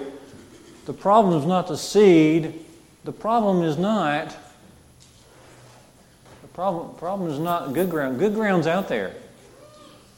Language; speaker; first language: English; native; English